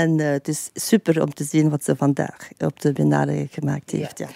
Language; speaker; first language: Dutch; non-native, fluent; French